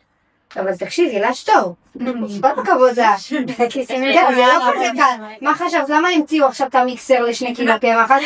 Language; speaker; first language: Hebrew; native; Hebrew